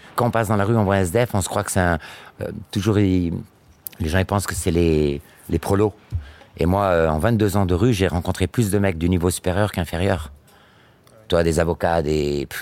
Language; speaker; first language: French; native; French